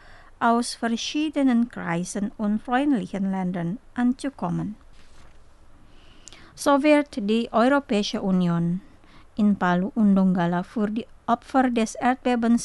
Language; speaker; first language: German; non-native, fluent; Indonesian